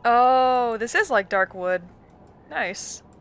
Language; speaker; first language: English; native; English